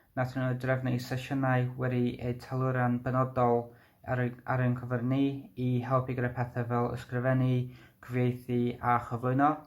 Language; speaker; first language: Welsh; non-native, local second language; English